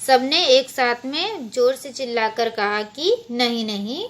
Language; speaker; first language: Hindi; non-native, local second language; Gujarati